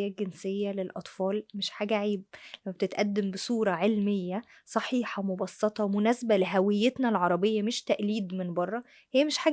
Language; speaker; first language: Arabic; native; Arabic